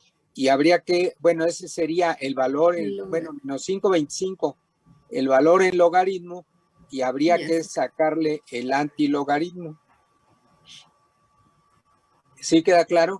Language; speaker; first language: Spanish; native; Spanish